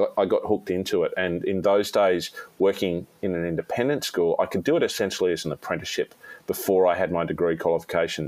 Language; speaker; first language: English; native; English